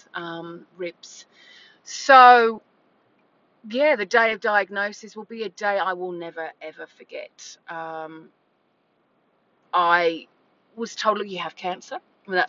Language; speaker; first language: English; native; English